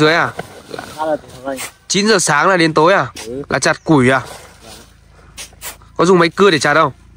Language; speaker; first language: Vietnamese; native; Vietnamese